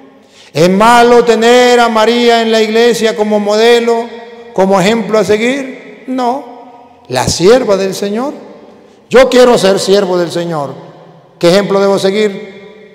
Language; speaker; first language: Spanish; native; Spanish